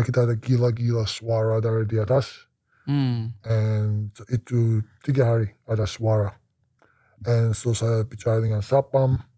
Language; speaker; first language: Indonesian; non-native, learner; English